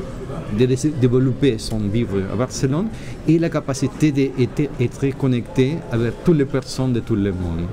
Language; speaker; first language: French; non-native, learner; Catalan